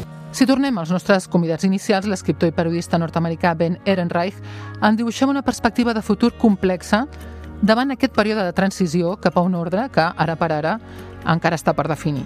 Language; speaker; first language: Catalan; native; Catalan